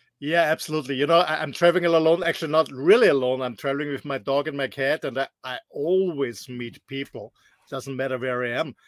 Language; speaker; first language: English; non-native, fluent; German